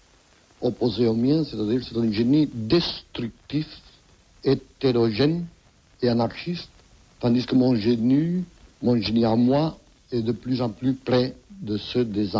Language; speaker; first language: French; non-native, fluent; Catalan